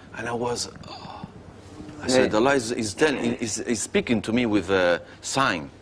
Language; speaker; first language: English; non-native, learner; Italian